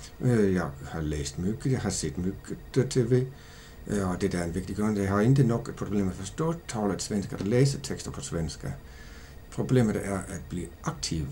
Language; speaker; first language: Swedish; non-native, learner; Danish